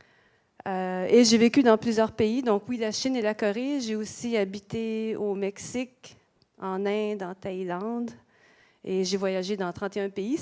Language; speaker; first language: French; native; French